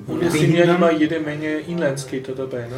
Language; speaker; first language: German; native; German